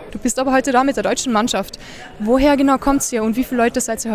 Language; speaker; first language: German; native; German